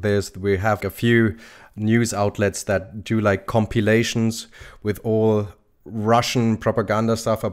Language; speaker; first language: English; non-native, fluent; German